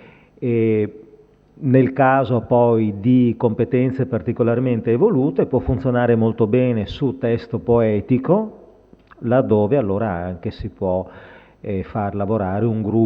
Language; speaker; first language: Italian; native; Italian